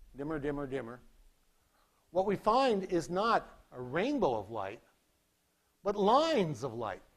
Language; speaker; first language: English; native; English